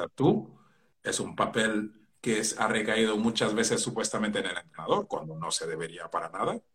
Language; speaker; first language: Spanish; non-native, fluent; Wolof